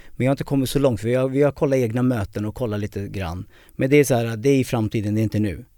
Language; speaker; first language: Swedish; native; Swedish